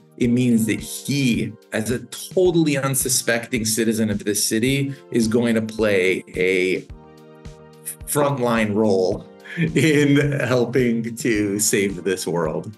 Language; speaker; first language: English; native; English